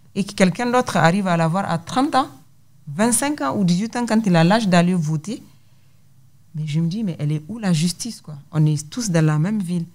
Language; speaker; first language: French; non-native, local second language; Hausa